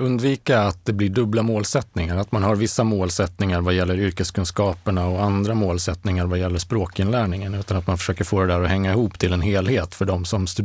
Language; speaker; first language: Swedish; native; Swedish